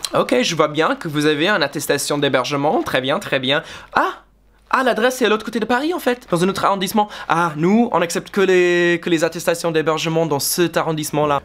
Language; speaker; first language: French; non-native, fluent; English